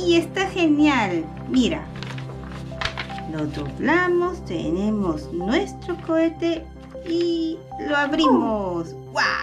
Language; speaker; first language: Spanish; native; Spanish